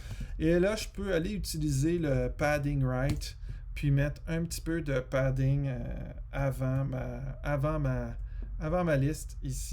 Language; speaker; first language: French; native; French